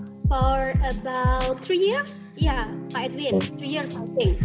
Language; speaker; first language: English; non-native, learner; Indonesian